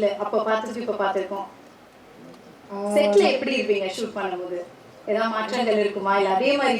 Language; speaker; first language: Tamil; native; Tamil